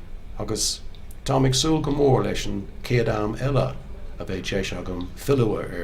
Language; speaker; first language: Irish; non-native, local second language; English